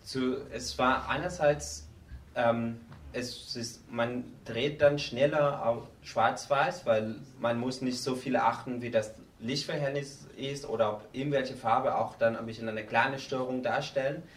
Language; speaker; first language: German; non-native, learner; Spanish